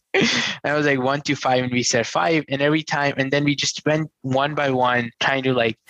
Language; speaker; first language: English; non-native, local second language; Hindi